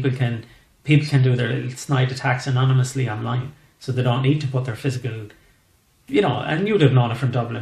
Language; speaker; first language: English; native; English